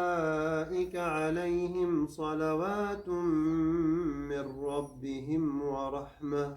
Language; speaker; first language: Arabic; native; Arabic